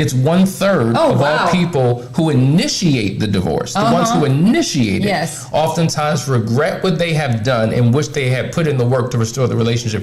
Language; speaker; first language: English; native; English